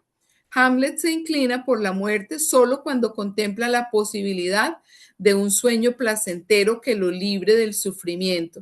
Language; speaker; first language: Spanish; native; Spanish